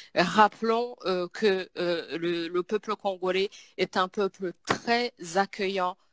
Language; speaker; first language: French; non-native, local second language; Kinyarwanda